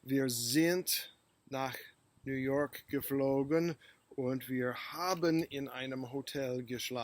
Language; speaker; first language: German; non-native, fluent; English